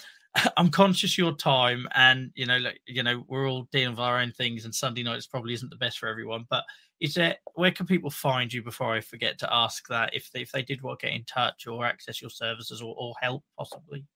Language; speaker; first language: English; native; English